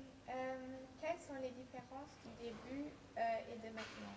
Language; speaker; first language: French; non-native, learner; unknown